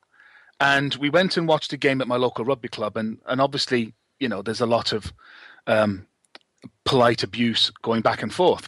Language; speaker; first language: English; native; English